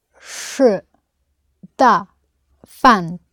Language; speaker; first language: Chinese; non-native, learner; English